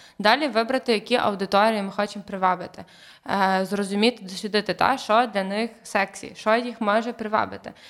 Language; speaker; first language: Ukrainian; native; Ukrainian